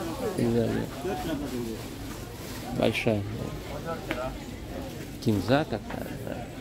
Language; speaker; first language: Turkish; non-native, fluent; Russian